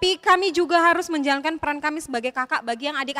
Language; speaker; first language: Indonesian; native; Indonesian